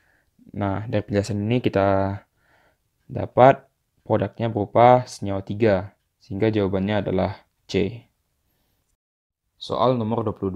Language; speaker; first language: Indonesian; native; Indonesian